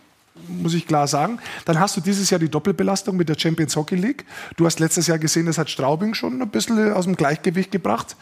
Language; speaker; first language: German; native; German